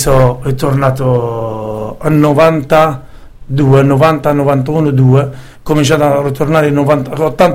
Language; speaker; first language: Italian; non-native, learner; Arabic